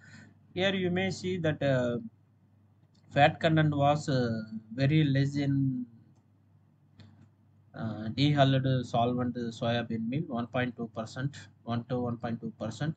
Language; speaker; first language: English; non-native, local second language; Tamil